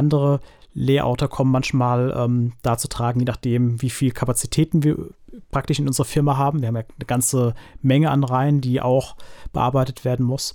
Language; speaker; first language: German; native; German